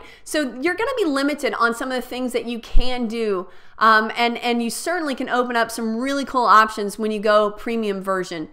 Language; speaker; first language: English; native; English